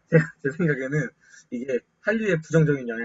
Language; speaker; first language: Korean; native; Korean